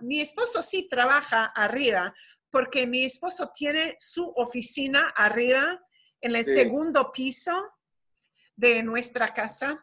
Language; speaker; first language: Spanish; non-native, fluent; English